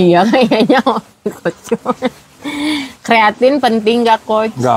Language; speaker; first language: Indonesian; native; Indonesian